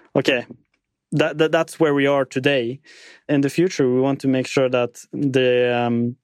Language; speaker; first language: English; non-native, fluent; Norwegian